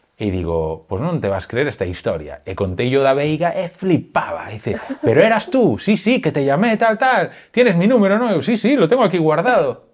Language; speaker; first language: Spanish; non-native, local second language; Galician